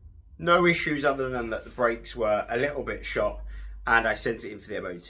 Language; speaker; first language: English; native; English